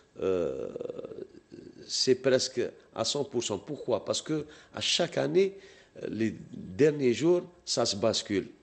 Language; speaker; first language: French; non-native, local second language; Arabic